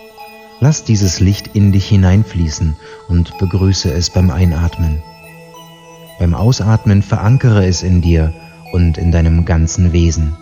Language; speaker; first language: German; native; German